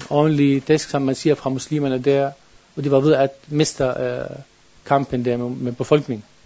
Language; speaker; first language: Danish; non-native, learner; Arabic